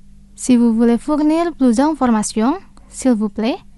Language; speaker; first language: French; non-native, fluent; Indonesian